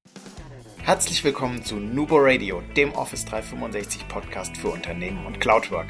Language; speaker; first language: German; native; German